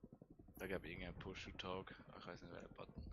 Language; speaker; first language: German; native; German